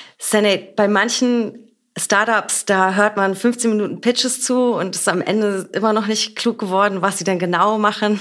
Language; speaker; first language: German; native; German